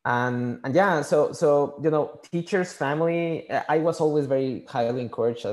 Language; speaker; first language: English; non-native, fluent; Spanish